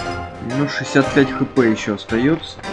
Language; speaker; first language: Russian; native; Russian